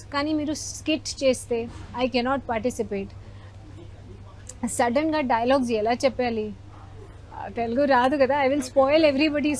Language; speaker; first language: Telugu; non-native, learner; Hindi